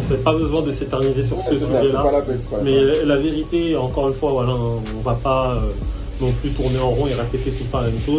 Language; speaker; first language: French; native; French